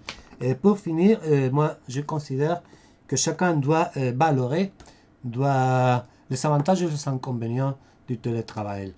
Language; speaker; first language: French; non-native, fluent; Spanish